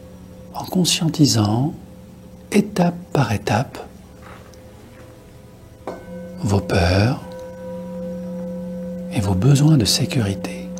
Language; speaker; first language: French; native; French